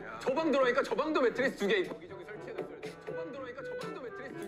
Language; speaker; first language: Korean; native; Korean